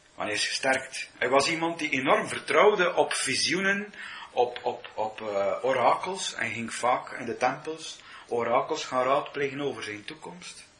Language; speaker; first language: Dutch; native; Dutch